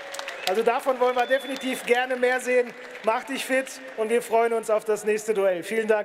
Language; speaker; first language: German; native; German